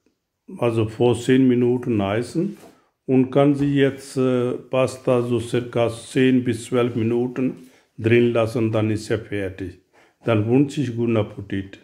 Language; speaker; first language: German; non-native, learner; Urdu